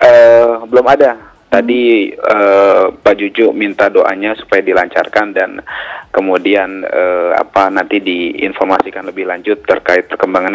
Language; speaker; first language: Indonesian; native; Indonesian